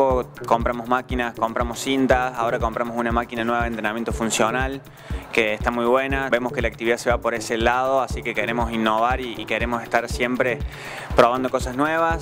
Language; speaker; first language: Spanish; native; Spanish